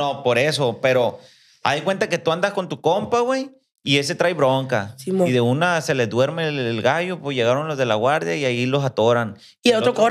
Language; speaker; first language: Spanish; native; Spanish